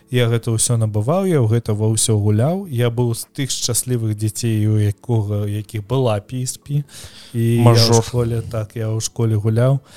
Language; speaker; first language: Belarusian; non-native, local second language; Russian